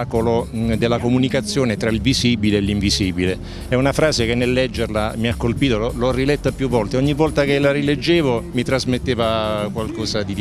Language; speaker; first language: Italian; native; Italian